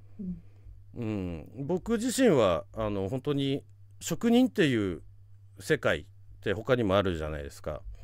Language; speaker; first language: Japanese; native; Japanese